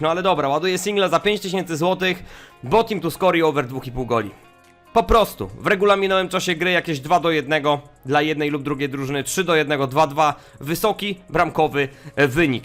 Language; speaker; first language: Polish; native; Polish